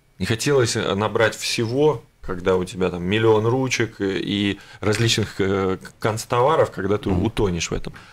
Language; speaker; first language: Russian; native; Russian